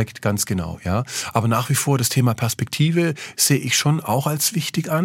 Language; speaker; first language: German; native; German